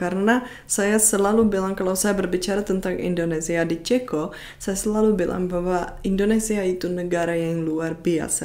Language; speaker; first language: Indonesian; non-native, fluent; Czech